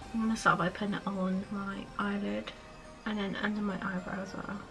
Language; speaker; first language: English; native; English